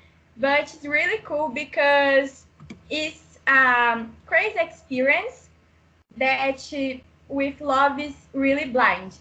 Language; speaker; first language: English; non-native, learner; Portuguese